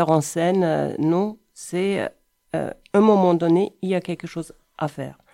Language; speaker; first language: French; non-native, fluent; German